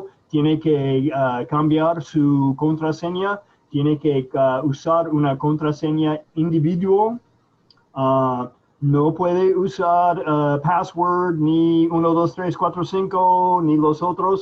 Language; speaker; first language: Spanish; non-native, fluent; English